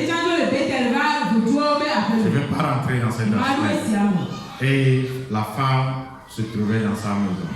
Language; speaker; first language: French; non-native, local second language; Ewe